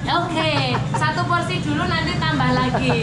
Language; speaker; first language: Indonesian; native; Indonesian